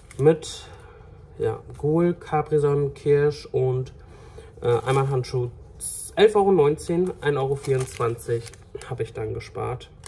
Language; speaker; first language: German; native; German